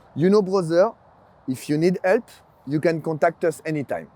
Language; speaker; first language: English; non-native, fluent; French